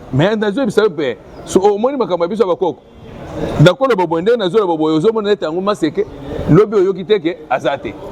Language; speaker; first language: Lingala; non-native, local second language; Luba-Lulua